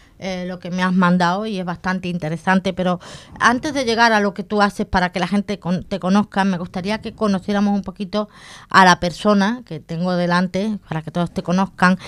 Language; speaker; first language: Spanish; native; Spanish